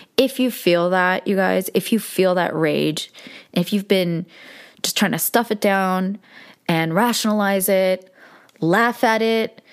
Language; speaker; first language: English; early bilingual, other home language; Korean